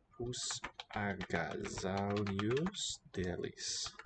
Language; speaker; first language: Portuguese; non-native, learner; English